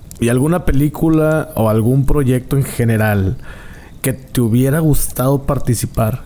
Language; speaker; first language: Spanish; native; Spanish